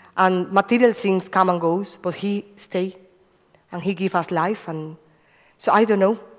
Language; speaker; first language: English; non-native, fluent; Spanish